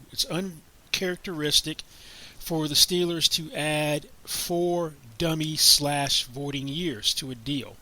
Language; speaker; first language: English; native; English